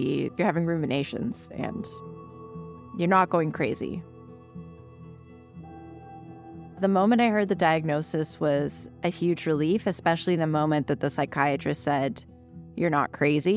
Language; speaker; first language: English; native; English